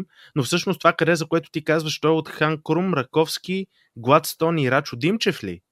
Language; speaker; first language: Bulgarian; native; Bulgarian